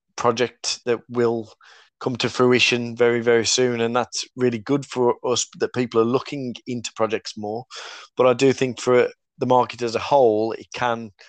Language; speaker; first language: English; native; English